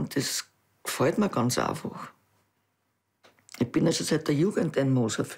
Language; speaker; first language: German; native; German